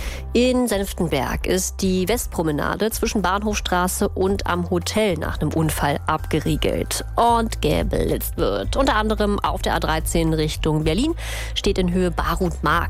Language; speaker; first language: German; native; German